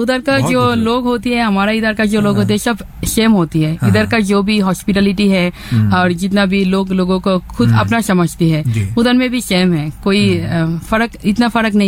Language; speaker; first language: Hindi; non-native, learner; Bangla